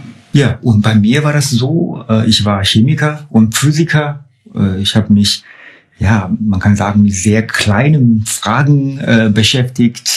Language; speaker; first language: German; non-native, fluent; Chinese